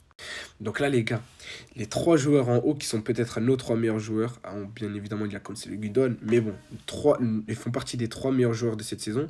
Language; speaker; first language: French; native; French